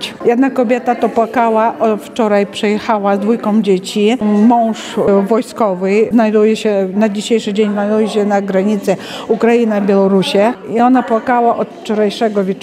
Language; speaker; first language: Polish; non-native, fluent; Ukrainian